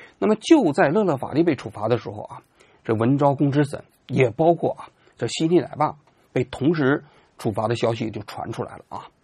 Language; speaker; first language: Chinese; native; Chinese